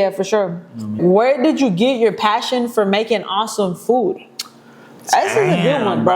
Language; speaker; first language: English; native; English